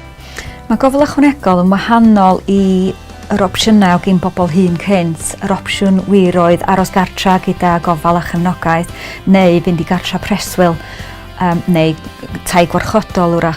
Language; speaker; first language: Welsh; native; Welsh